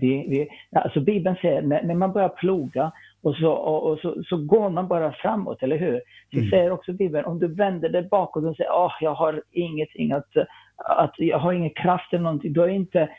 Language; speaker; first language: Swedish; non-native, fluent; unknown